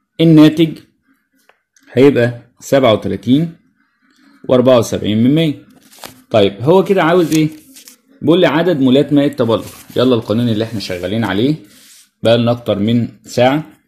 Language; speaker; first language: Arabic; native; Arabic